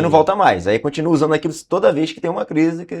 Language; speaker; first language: Portuguese; native; Portuguese